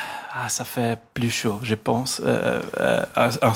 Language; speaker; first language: French; non-native, local second language; German